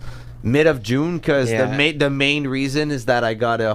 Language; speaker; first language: English; non-native, fluent; French